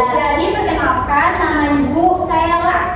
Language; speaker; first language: Indonesian; native; Indonesian